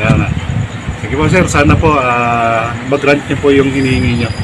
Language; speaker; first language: Filipino; native; Filipino